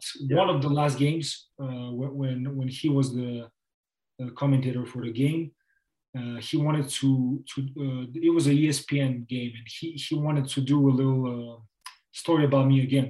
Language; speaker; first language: English; non-native, fluent; Serbian